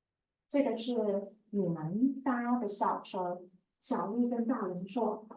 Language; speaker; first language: Chinese; non-native, fluent; English